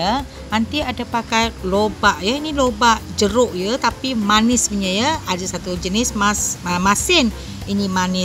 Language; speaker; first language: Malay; non-native, local second language; Chinese